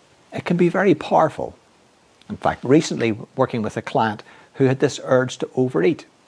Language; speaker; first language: English; native; English